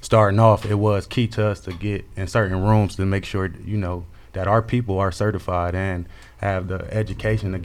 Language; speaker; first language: English; native; English